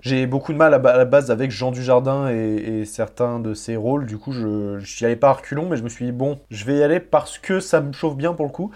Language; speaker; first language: French; native; French